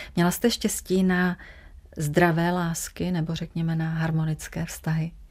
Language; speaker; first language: Czech; native; Czech